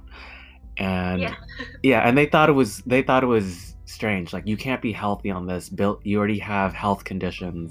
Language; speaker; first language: English; native; English